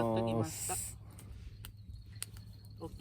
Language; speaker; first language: Japanese; native; Japanese